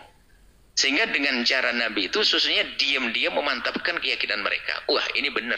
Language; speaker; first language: Indonesian; native; Indonesian